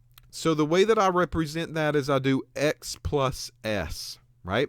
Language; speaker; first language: English; native; English